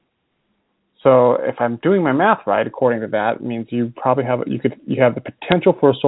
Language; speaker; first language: English; native; English